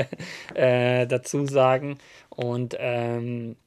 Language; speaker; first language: German; native; German